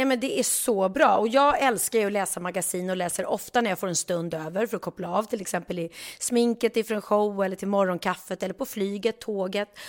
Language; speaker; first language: Swedish; native; Swedish